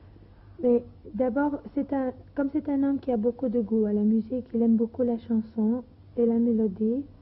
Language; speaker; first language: French; non-native, fluent; Greek